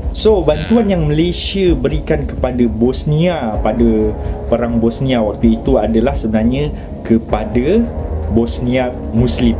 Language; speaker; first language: Malay; native; Malay